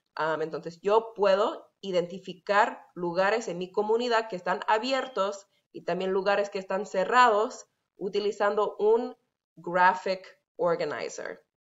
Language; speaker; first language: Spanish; non-native, fluent; English